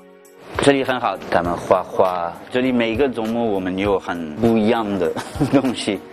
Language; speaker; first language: Chinese; non-native, learner; French